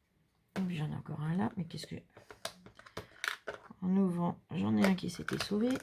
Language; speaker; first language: French; native; French